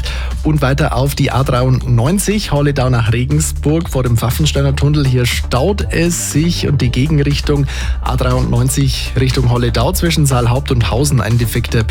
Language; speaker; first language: German; native; German